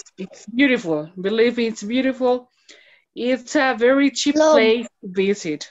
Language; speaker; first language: English; non-native, learner; Spanish